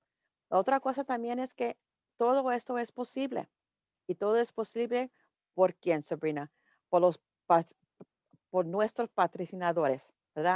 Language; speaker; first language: Spanish; early bilingual, heritage; English